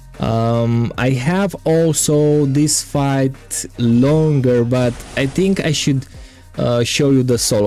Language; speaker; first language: English; non-native, fluent; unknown